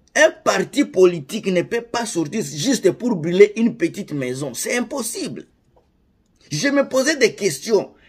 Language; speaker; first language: French; non-native, local second language; Lingala